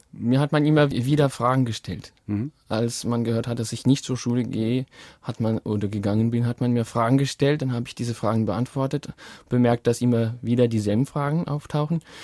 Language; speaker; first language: German; non-native, fluent; French